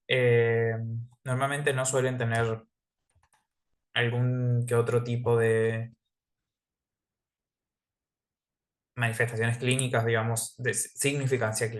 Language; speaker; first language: Spanish; native; Spanish